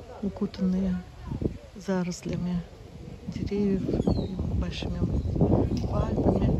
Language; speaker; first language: Russian; native; Russian